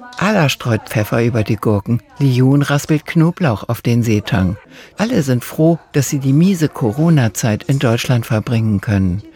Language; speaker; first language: German; native; German